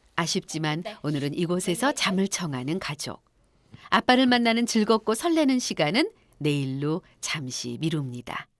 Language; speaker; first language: Korean; native; Korean